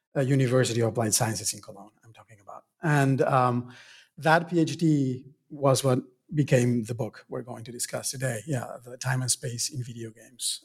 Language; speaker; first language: English; non-native, fluent; Spanish